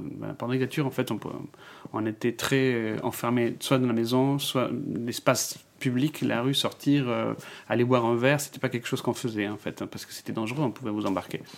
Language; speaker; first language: French; non-native, fluent; Spanish